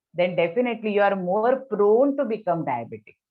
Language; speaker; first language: English; non-native, local second language; Marathi